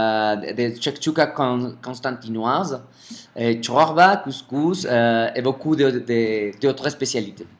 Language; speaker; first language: French; non-native, fluent; Spanish